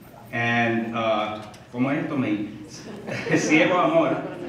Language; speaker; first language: Spanish; early bilingual, heritage; Spanish